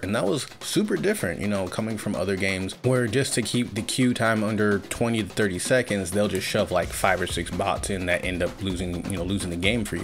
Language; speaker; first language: English; native; English